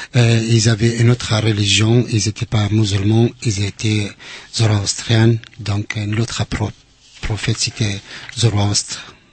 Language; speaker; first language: French; non-native, fluent; Central Kurdish